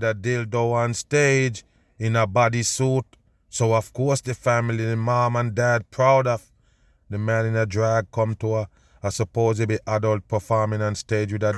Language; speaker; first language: English; native; English